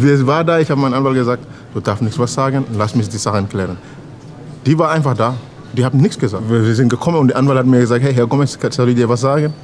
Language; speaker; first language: German; non-native, learner; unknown